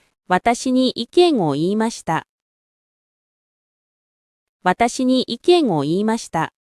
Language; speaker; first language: Japanese; non-native, fluent; Korean